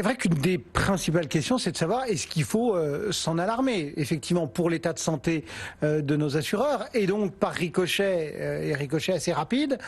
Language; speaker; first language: French; native; French